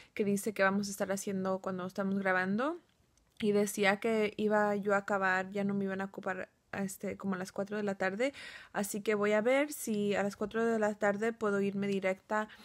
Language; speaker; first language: Spanish; early bilingual, heritage; Spanish